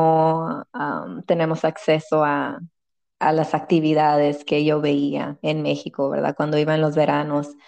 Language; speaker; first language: Spanish; early bilingual, heritage; Spanish